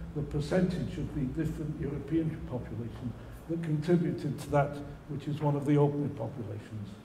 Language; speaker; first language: English; native; English